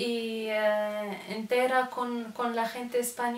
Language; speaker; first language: Spanish; non-native, learner; Arabic